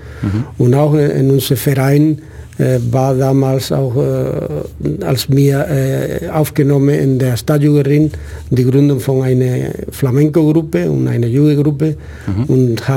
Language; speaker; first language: German; non-native, fluent; Spanish